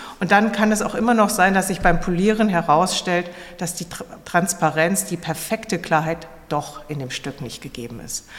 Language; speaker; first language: German; native; German